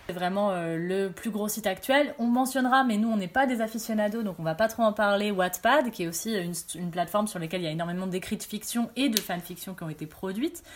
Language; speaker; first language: French; early bilingual, other home language; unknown